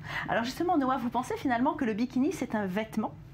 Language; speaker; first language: French; native; French